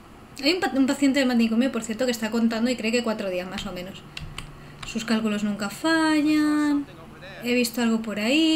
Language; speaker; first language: Spanish; native; Spanish